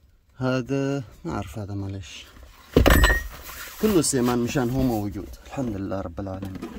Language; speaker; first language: Arabic; non-native, learner; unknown